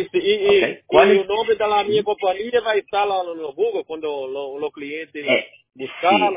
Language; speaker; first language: Spanish; non-native, learner; Portuguese